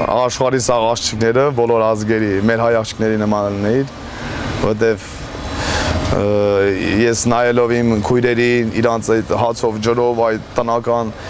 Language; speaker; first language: Armenian; early bilingual, heritage; Armenian